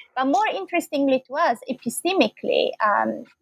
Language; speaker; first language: English; non-native, fluent; Italian